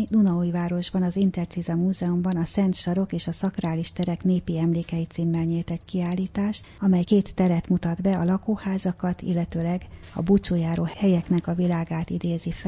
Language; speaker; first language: Hungarian; native; Hungarian